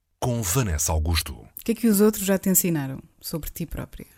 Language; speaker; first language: Portuguese; native; Portuguese